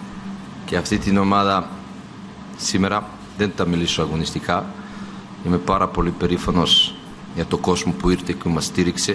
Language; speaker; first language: Greek; non-native, fluent; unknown